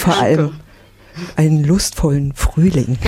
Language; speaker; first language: German; native; German